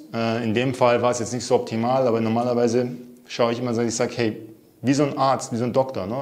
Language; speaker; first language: German; native; German